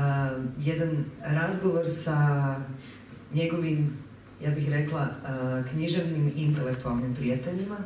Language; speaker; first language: Croatian; native; Croatian